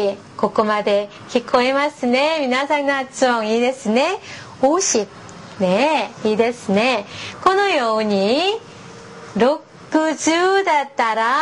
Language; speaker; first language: Japanese; non-native, fluent; Korean